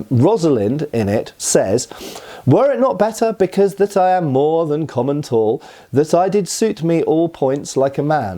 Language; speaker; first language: English; native; English